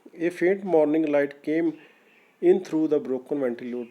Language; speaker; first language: English; non-native, local second language; Punjabi